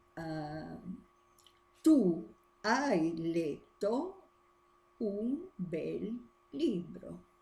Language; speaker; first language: Italian; non-native, fluent; Spanish